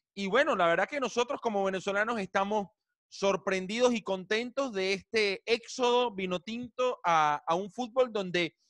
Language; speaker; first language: Spanish; native; Spanish